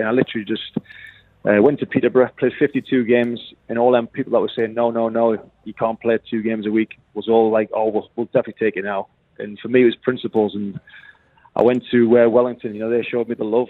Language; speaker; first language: English; native; English